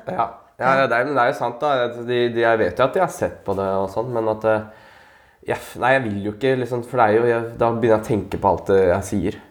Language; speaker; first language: Norwegian; native; Norwegian